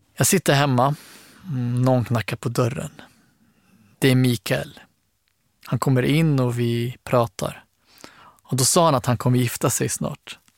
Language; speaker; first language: Swedish; early bilingual, other home language; Arabic